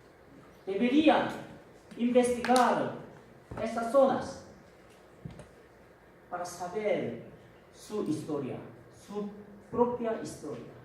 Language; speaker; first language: Spanish; non-native, fluent; Korean